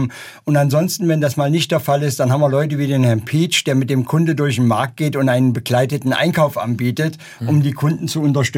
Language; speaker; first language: German; native; German